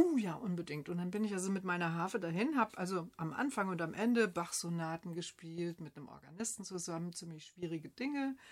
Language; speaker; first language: German; native; German